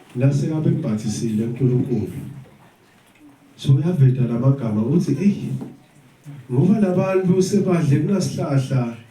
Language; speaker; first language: Zulu; non-native, local second language; Swati